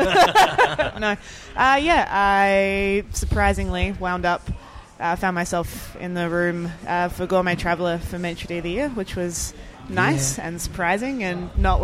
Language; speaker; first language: English; native; English